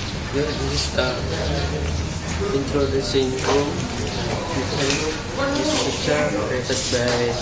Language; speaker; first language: English; non-native, learner; Indonesian